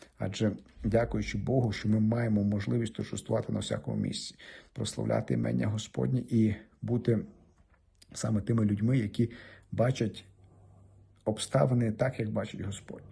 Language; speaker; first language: Ukrainian; native; Ukrainian